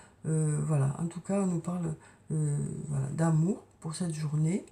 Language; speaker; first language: French; native; French